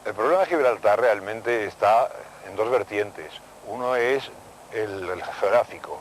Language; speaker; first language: Spanish; native; Spanish